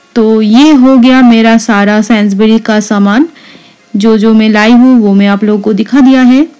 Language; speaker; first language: Hindi; non-native, local second language; Bangla